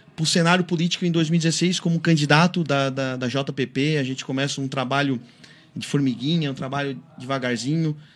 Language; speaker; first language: Portuguese; native; Portuguese